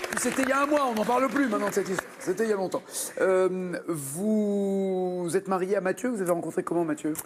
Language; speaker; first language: French; native; French